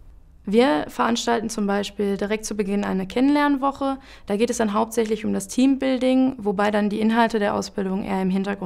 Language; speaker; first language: German; native; German